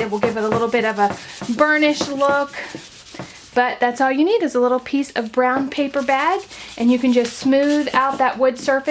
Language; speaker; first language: English; native; English